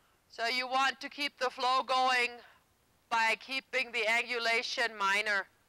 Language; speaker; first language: English; non-native, fluent; German